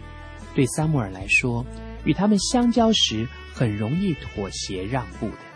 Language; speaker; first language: Chinese; native; Chinese